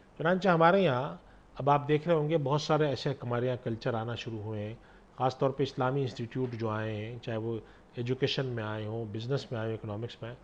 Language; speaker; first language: Urdu; native; Urdu